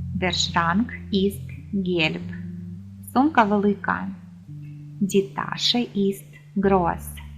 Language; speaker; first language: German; non-native, fluent; Ukrainian